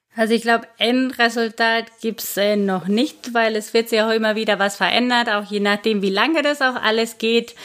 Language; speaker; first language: German; non-native, fluent; Spanish